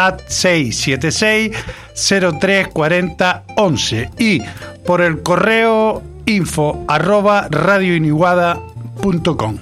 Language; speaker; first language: Spanish; native; Spanish